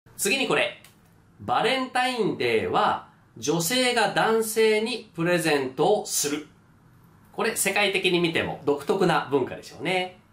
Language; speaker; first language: Japanese; native; Japanese